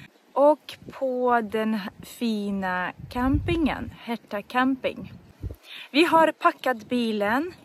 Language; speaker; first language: Swedish; non-native, fluent; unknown